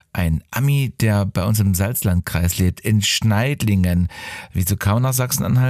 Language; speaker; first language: German; native; German